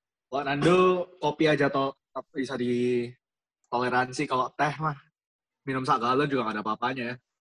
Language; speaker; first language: Indonesian; native; Indonesian